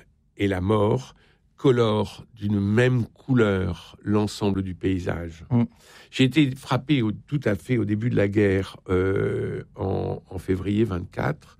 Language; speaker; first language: French; native; French